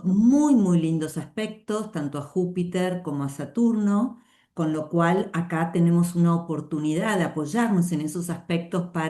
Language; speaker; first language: Spanish; native; Spanish